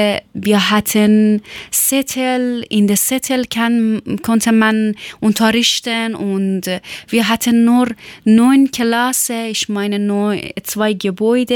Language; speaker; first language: German; non-native, learner; Persian